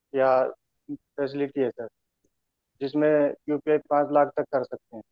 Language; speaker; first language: Hindi; native; Hindi